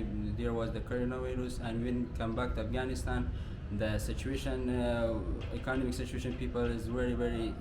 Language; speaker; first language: English; non-native, learner; Persian